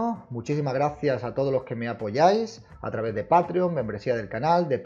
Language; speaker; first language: Spanish; native; Spanish